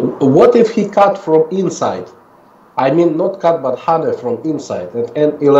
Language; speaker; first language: English; non-native, fluent; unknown